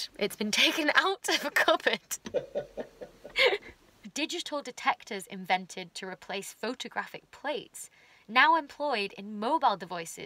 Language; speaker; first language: English; native; English